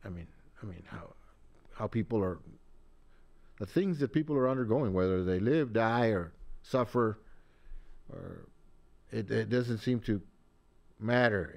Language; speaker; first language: English; early bilingual, other home language; Spanish